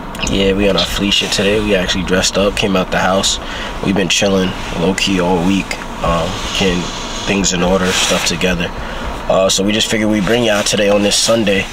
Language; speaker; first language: English; native; English